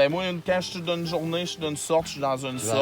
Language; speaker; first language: French; native; French